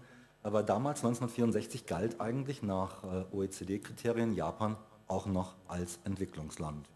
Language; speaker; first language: German; native; German